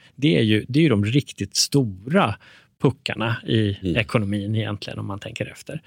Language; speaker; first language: Swedish; early bilingual, other home language; Persian